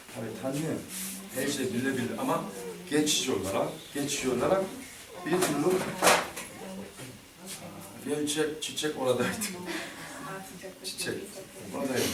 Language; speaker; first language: Turkish; non-native, learner; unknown